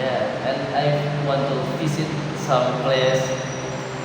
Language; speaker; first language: English; non-native, learner; Indonesian